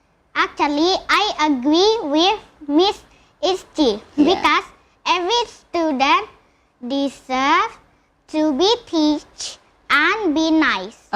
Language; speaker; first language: English; non-native, learner; Indonesian